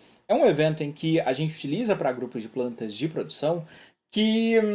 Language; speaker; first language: Portuguese; native; Portuguese